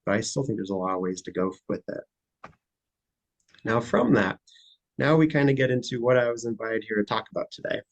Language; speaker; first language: English; native; English